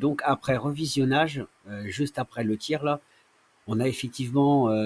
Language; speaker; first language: French; native; French